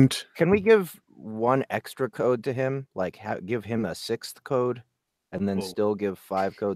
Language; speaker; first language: English; native; English